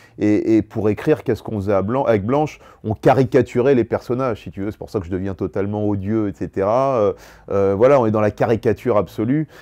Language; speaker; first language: French; native; French